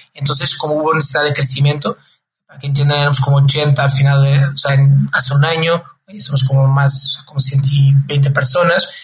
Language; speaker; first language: Spanish; non-native, fluent; Portuguese